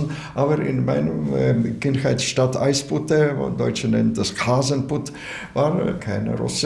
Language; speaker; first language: German; non-native, learner; Latvian